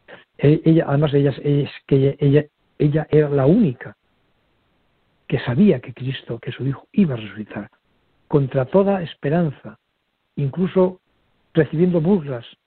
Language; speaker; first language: Spanish; native; Spanish